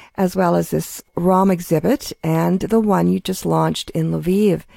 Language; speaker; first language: English; early bilingual, other home language; Ukrainian